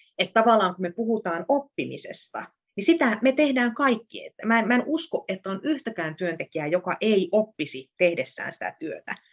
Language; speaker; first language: Finnish; native; Finnish